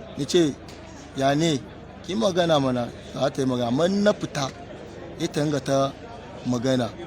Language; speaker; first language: Hausa; non-native, local second language; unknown